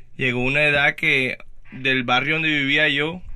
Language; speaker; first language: Spanish; early bilingual, heritage; Spanish